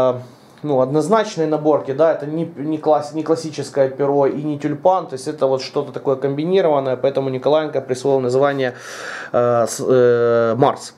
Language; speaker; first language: Russian; native; Russian